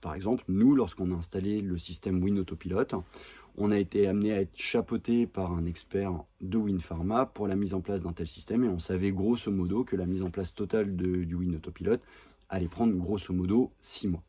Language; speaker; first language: French; native; French